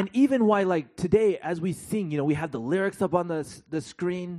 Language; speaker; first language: English; native; English